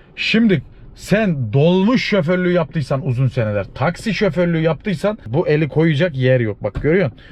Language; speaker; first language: Turkish; native; Turkish